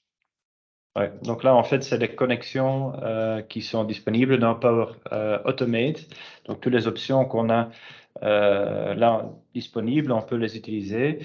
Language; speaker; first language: French; native; French